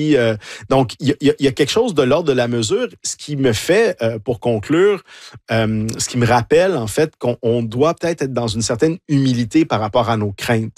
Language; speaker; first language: French; native; French